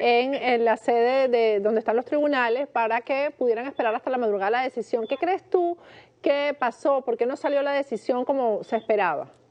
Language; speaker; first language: Spanish; native; Spanish